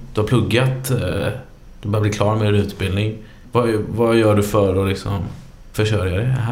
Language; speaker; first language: Swedish; native; Swedish